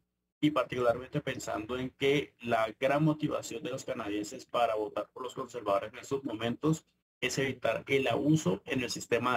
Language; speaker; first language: Spanish; native; Spanish